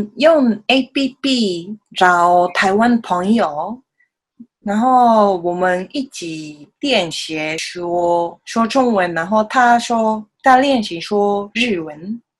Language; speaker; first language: Chinese; non-native, learner; Japanese